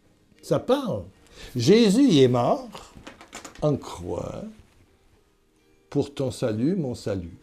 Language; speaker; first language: French; native; French